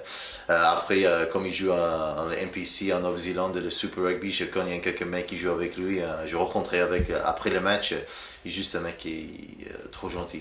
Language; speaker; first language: French; non-native, learner; English